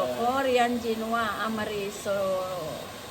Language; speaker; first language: Japanese; non-native, learner; Filipino